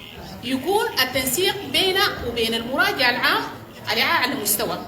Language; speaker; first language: Arabic; native; Arabic